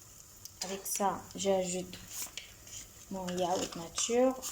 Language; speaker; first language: French; non-native, learner; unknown